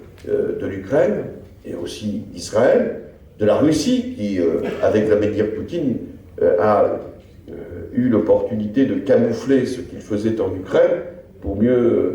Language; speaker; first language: French; native; French